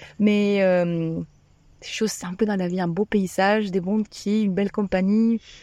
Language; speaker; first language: French; non-native, fluent; Spanish